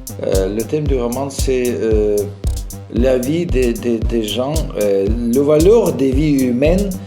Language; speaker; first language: French; non-native, fluent; Russian